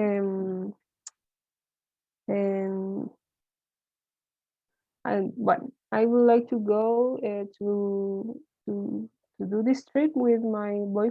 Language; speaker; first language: English; non-native, learner; Spanish